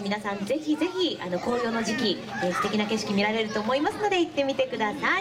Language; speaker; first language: Japanese; native; Japanese